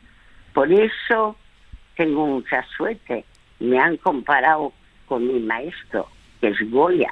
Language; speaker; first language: Spanish; early bilingual, other home language; French